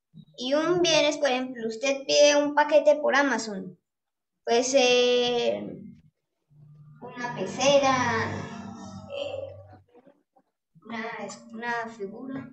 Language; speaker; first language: Spanish; native; Spanish